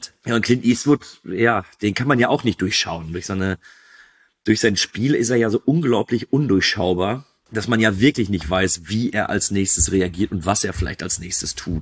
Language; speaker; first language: German; native; German